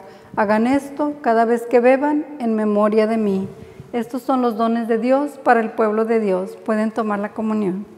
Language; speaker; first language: Spanish; native; Spanish